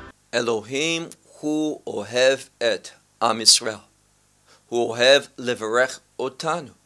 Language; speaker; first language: Hebrew; non-native, fluent; English